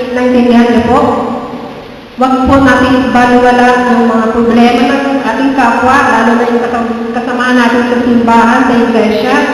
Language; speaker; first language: Filipino; non-native, local second language; Cebuano